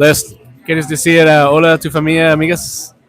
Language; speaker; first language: Spanish; non-native, learner; English